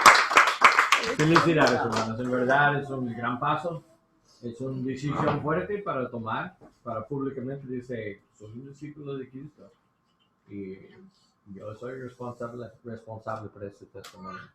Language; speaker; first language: Spanish; non-native, learner; English